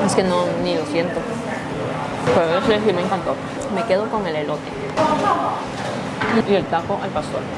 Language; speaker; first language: Spanish; native; Spanish